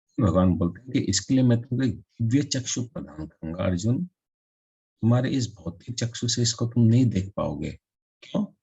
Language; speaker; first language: Hindi; non-native, local second language; Assamese